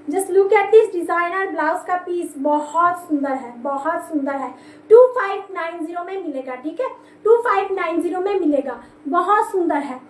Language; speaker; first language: Hindi; non-native, local second language; Bangla